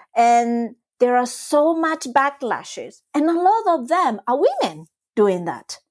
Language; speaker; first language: English; non-native, fluent; Japanese